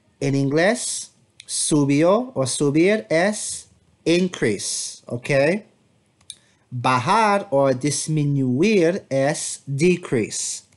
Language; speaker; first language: Spanish; non-native, fluent; English